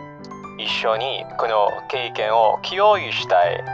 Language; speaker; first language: Japanese; non-native, learner; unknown